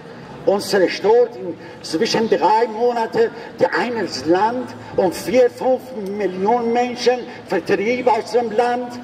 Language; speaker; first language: German; non-native, learner; Persian